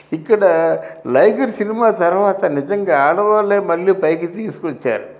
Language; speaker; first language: Telugu; native; Telugu